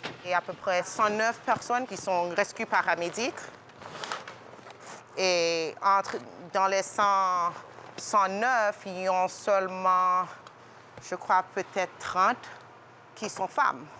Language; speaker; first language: French; early bilingual, heritage; French